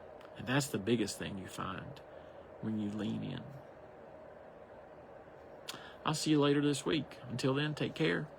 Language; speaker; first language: English; native; English